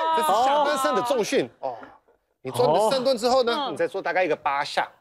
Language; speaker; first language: Chinese; non-native, fluent; Portuguese